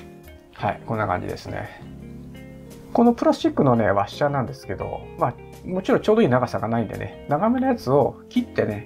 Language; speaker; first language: Japanese; native; Japanese